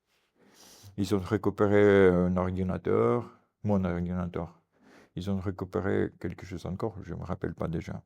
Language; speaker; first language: French; non-native, fluent; Russian